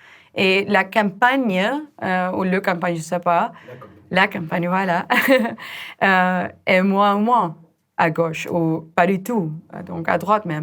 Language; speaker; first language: French; non-native, fluent; Dutch